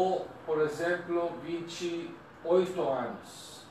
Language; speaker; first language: Portuguese; non-native, learner; Persian